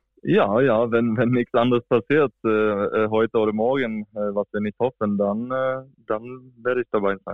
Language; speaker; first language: German; non-native, fluent; Swedish